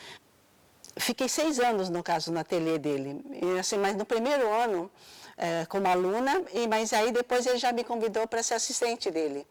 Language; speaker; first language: Portuguese; early bilingual, other home language; Cantonese